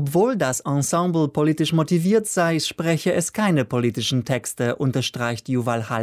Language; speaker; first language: German; native; German